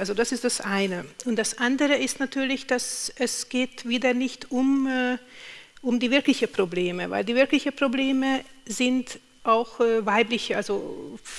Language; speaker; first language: German; non-native, fluent; Hungarian